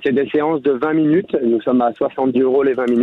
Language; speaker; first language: French; native; French